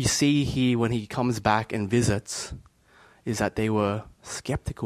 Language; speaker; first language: English; native; English